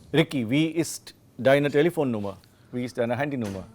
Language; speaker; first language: German; non-native, fluent; English